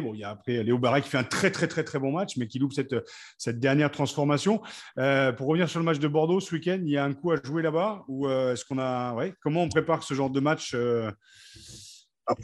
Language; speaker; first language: French; native; French